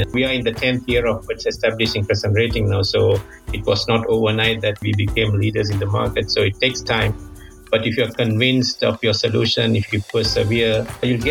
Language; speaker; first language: English; non-native, local second language; Tamil